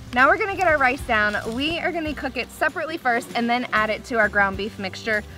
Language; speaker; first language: English; native; English